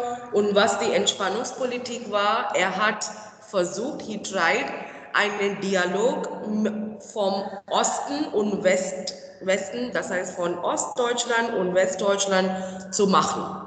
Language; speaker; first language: German; non-native, fluent; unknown